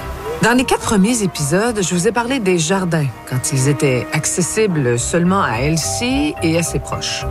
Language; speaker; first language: French; native; French